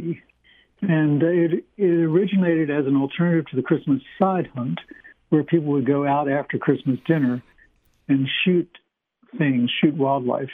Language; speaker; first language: English; native; English